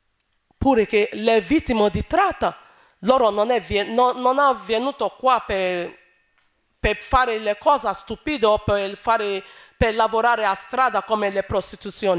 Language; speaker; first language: Italian; non-native, learner; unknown